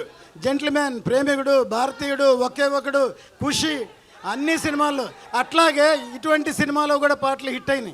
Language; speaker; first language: Telugu; native; Telugu